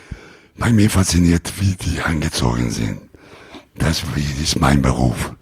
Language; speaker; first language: German; non-native, learner; Italian